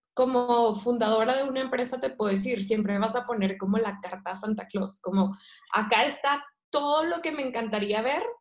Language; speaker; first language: Spanish; native; Spanish